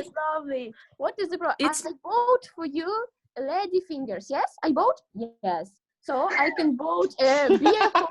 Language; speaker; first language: English; non-native, learner; Ukrainian